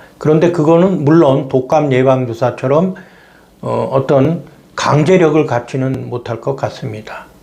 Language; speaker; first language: Korean; native; Korean